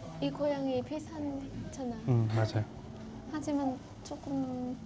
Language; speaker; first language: Korean; non-native, learner; Vietnamese